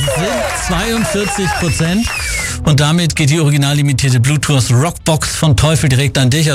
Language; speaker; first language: German; native; German